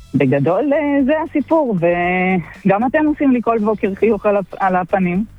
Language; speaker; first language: Hebrew; early bilingual, other home language; Bulgarian